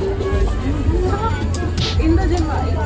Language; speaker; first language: Japanese; non-native, learner; Hindi